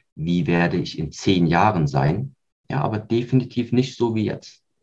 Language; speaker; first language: German; native; German